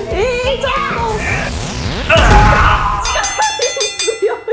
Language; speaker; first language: Japanese; native; Japanese